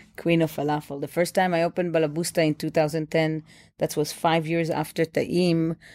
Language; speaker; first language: English; non-native, fluent; Hebrew